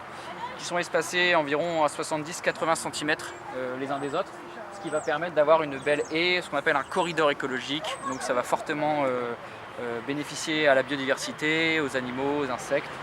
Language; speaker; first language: French; native; French